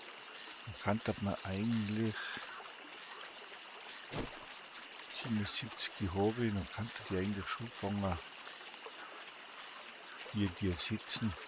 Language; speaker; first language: German; native; German